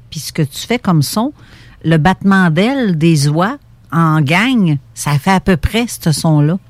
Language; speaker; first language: French; native; French